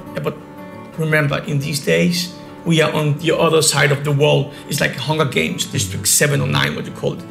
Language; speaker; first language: English; non-native, fluent; Polish